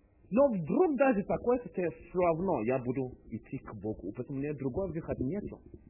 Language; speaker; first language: Russian; non-native, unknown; English